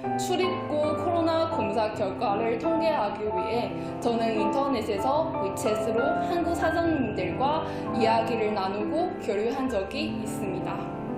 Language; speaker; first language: Korean; non-native, fluent; Chinese